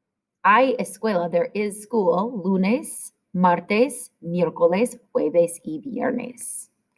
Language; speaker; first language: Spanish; non-native, fluent; English